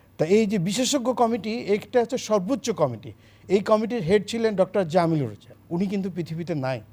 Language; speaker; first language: Bangla; native; Bangla